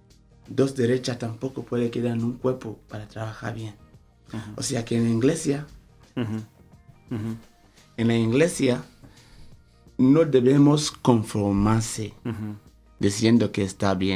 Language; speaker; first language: Spanish; non-native, fluent; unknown